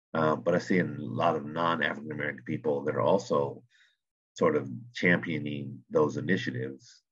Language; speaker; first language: English; native; English